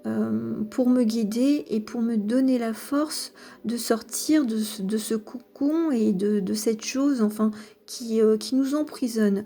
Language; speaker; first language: French; native; French